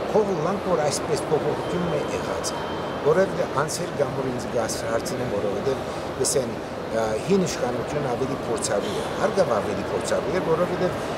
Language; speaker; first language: Armenian; early bilingual, heritage; Armenian